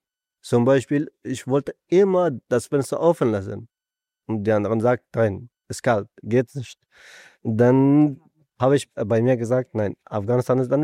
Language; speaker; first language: German; non-native, learner; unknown